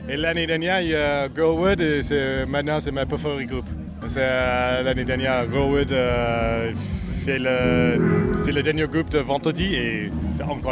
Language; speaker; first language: French; non-native, learner; English